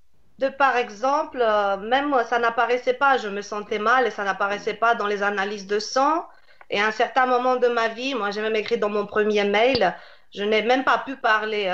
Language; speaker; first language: French; non-native, fluent; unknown